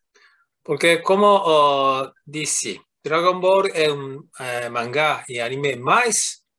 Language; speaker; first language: Spanish; non-native, fluent; Japanese